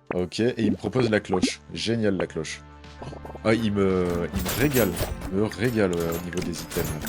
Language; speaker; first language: French; native; French